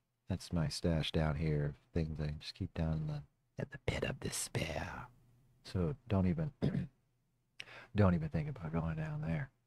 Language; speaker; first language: English; native; English